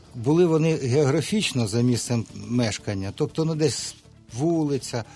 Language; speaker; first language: Ukrainian; native; Ukrainian